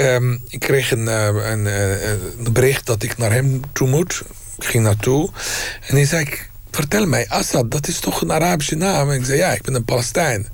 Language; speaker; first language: Dutch; non-native, fluent; Arabic